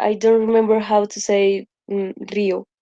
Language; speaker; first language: English; non-native, learner; Spanish